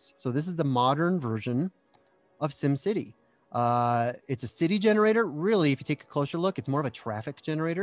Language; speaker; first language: English; native; English